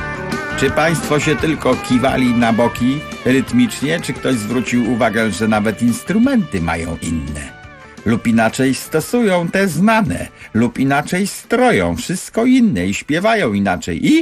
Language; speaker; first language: Polish; native; Polish